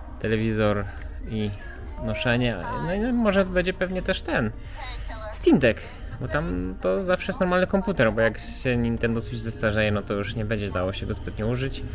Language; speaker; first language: Polish; native; Polish